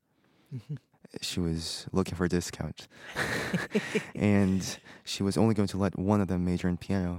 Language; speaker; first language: English; non-native, fluent; Korean